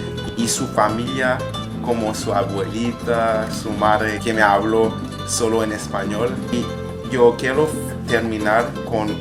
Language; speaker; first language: Spanish; non-native, learner; French